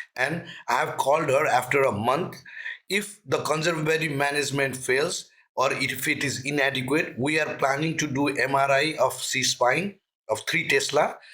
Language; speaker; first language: English; non-native, local second language; Nepali